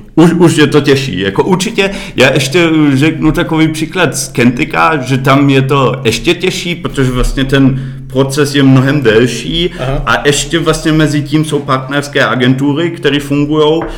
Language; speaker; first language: Czech; early bilingual, heritage; Czech